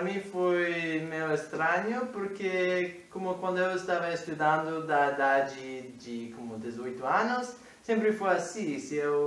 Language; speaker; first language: Portuguese; non-native, fluent; English